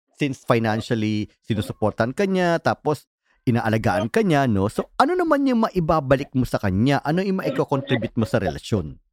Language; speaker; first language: Filipino; native; Filipino